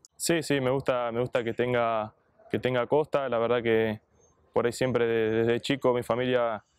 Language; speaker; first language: Spanish; native; Spanish